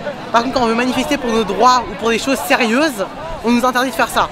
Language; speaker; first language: French; native; French